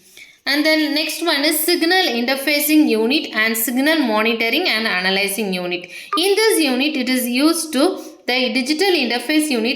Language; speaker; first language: English; non-native, local second language; Tamil